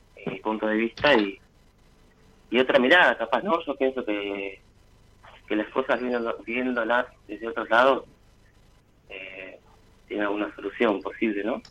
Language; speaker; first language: Spanish; native; Spanish